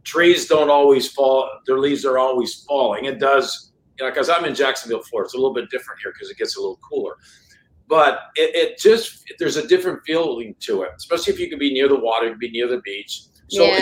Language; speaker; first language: English; non-native, fluent; French